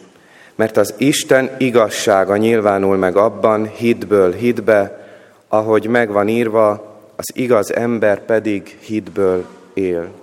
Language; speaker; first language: Hungarian; native; Hungarian